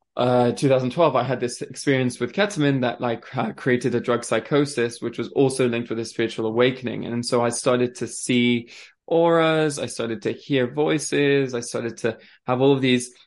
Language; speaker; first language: English; early bilingual, other home language; French